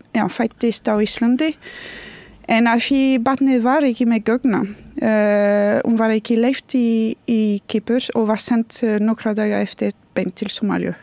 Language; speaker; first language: Icelandic; non-native, learner; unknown